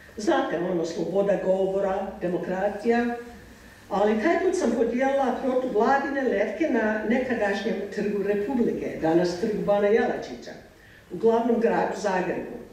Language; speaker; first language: Croatian; non-native, fluent; English